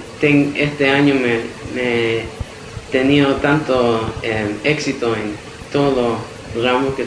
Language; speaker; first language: Spanish; early bilingual, heritage; Spanish